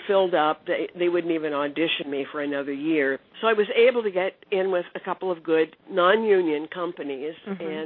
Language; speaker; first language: English; native; English